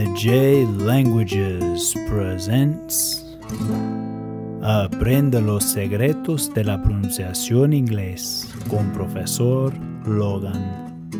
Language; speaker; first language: Spanish; non-native, fluent; English